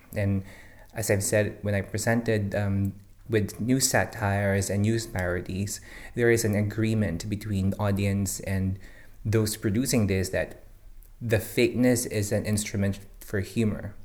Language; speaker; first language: English; non-native, local second language; Filipino